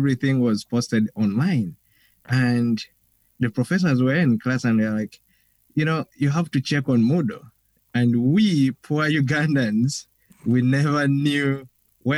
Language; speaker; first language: English; non-native, local second language; Ganda